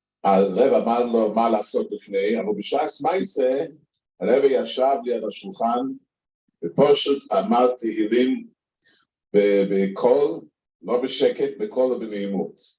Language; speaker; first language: Hebrew; non-native, fluent; English